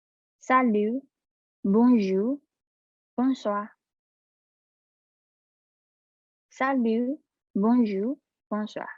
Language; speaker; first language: French; non-native, fluent; Burmese